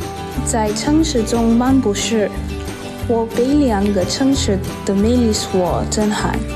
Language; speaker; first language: Chinese; non-native, fluent; English